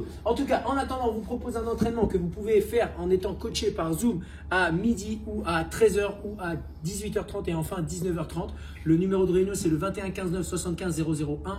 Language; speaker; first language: French; native; French